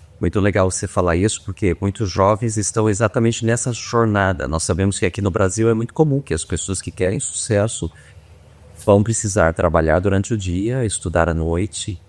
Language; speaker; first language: Portuguese; native; Portuguese